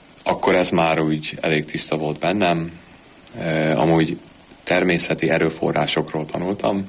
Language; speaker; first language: Hungarian; early bilingual, heritage; Hungarian